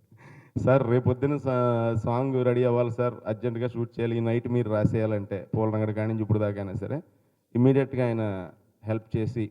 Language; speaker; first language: Telugu; native; Telugu